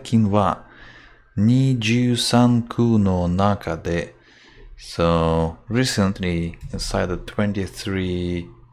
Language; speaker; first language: Japanese; non-native, learner; English